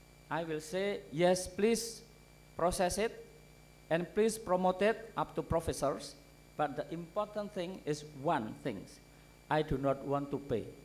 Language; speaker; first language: English; non-native, fluent; Indonesian